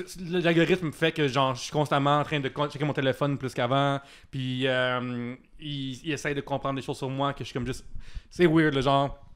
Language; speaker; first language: French; native; French